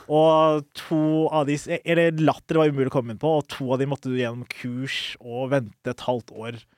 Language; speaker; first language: Norwegian; early bilingual, other home language; Somali